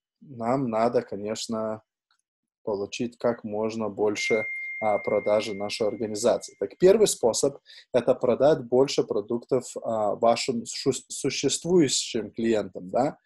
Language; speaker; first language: Russian; non-native, fluent; Lithuanian